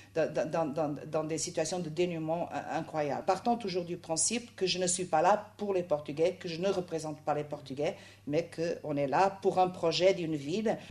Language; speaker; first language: French; non-native, fluent; Portuguese